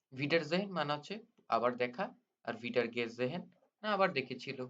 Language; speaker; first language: Bangla; native; Bangla